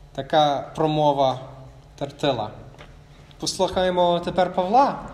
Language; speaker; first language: Ukrainian; non-native, fluent; English